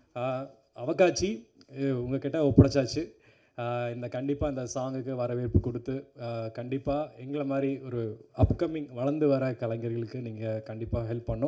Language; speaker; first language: Tamil; native; Tamil